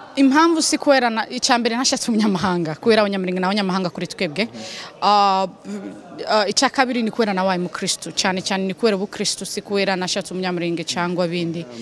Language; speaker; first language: Kinyarwanda; non-native, learner; Somali